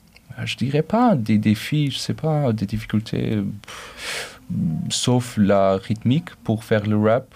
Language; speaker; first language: French; non-native, local second language; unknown